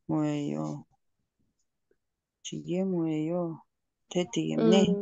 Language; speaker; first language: Korean; non-native, learner; Kyrgyz